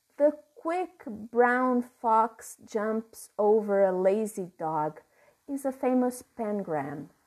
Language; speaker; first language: English; non-native, fluent; Portuguese